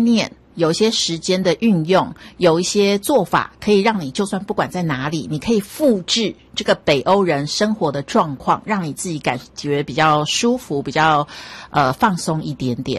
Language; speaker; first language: Chinese; native; Chinese